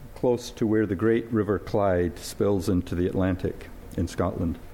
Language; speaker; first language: English; native; English